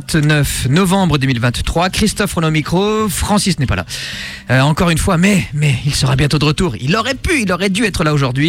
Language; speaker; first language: French; native; French